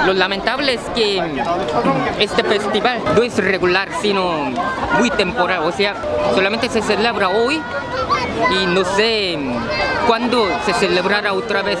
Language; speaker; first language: Spanish; non-native, fluent; Korean